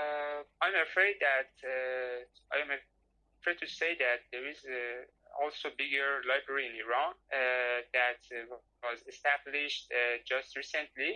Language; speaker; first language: English; non-native, learner; Persian